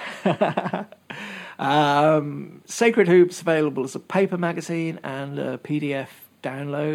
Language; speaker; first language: English; native; English